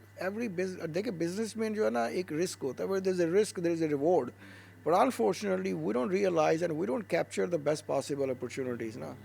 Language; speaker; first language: Urdu; native; Urdu